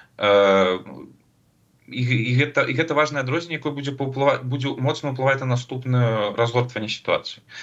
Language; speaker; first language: Belarusian; non-native, local second language; Russian